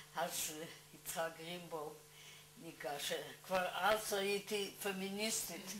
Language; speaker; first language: Hebrew; non-native, fluent; Russian